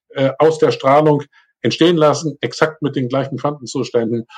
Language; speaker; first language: German; native; German